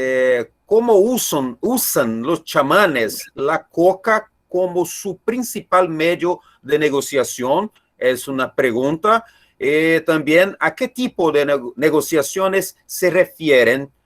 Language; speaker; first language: Spanish; non-native, learner; Portuguese